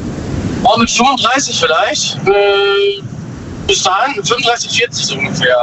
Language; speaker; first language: German; native; German